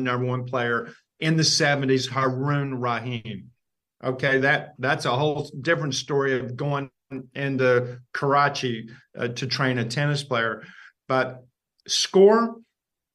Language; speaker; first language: English; native; English